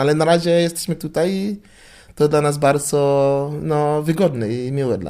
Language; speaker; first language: Polish; non-native, learner; English